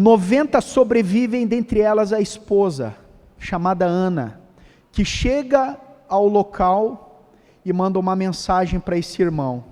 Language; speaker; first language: Portuguese; native; Portuguese